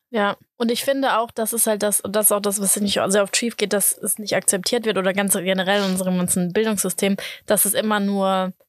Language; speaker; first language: German; native; German